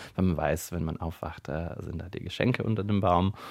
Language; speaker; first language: German; non-native, fluent; Bulgarian